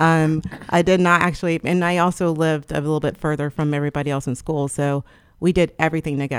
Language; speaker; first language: English; native; English